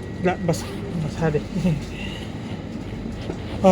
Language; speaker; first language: Arabic; non-native, learner; Filipino